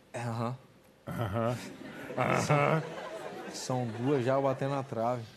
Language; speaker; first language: Portuguese; native; Portuguese